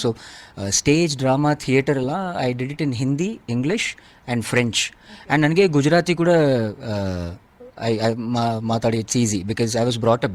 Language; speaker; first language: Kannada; non-native, learner; Malayalam